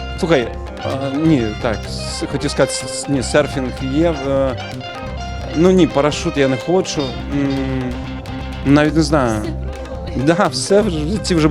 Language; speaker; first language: Ukrainian; native; Ukrainian